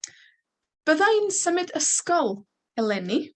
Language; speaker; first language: Welsh; non-native, fluent; Spanish